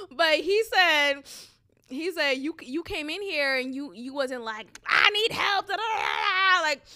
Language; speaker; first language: English; early bilingual, other home language; Haitian Creole